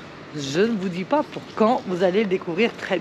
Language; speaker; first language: French; native; French